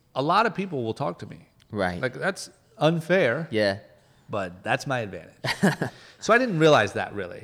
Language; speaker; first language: English; native; English